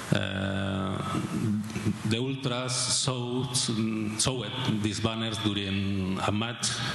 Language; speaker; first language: English; non-native, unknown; Spanish